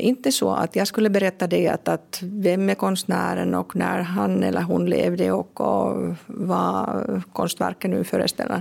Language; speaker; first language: Swedish; non-native, local second language; Finnish